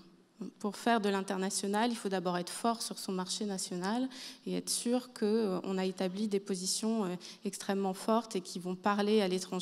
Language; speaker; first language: French; native; French